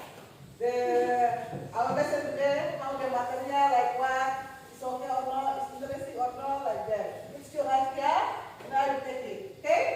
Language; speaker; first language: English; non-native, learner; Indonesian